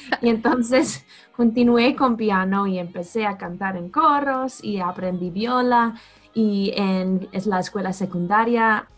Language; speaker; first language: Spanish; non-native, fluent; English